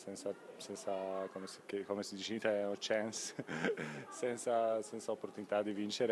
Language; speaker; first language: Italian; non-native, fluent; Polish